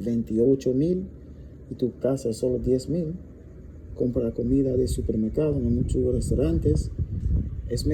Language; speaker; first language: Spanish; non-native, learner; English